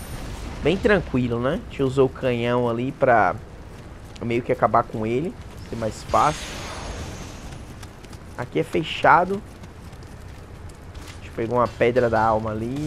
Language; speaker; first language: Portuguese; native; Portuguese